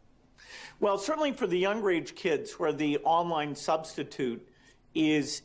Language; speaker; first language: English; native; English